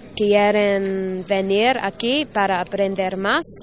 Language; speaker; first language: Spanish; non-native, learner; English